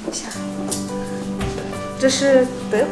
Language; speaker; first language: Chinese; non-native, fluent; Russian